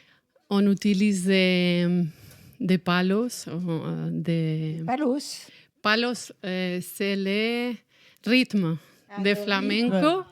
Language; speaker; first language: French; non-native, fluent; Spanish